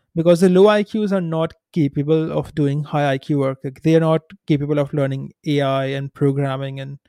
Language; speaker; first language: English; non-native, local second language; Hindi